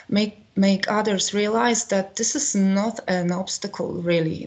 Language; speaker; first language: English; non-native, fluent; Polish